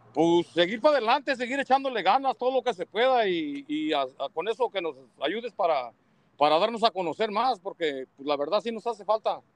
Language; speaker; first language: Spanish; native; Spanish